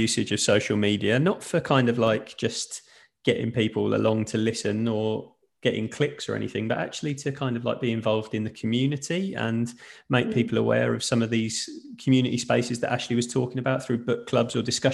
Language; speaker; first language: English; native; English